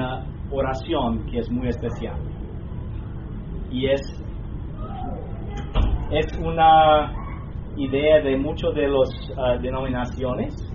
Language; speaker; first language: Spanish; non-native, fluent; English